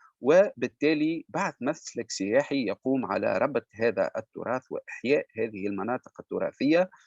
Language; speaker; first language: Arabic; native; Arabic